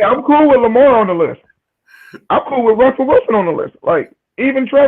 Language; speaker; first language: English; native; English